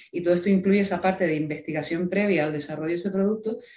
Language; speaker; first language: Spanish; native; Spanish